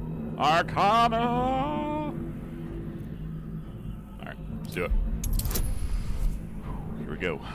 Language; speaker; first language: English; native; English